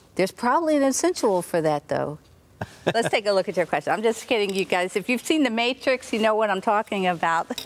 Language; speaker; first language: English; native; English